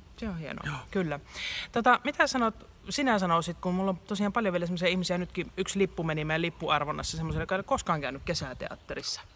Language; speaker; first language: Finnish; native; Finnish